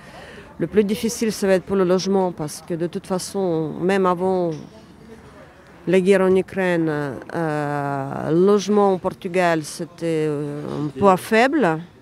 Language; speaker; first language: French; non-native, fluent; Ukrainian